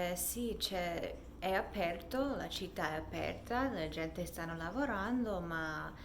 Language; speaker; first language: Italian; non-native, fluent; English